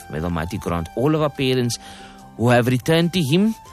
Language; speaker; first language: English; native; English